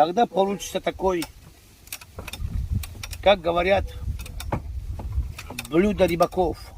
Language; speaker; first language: Russian; non-native, learner; Tajik